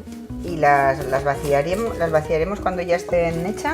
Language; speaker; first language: Spanish; native; Spanish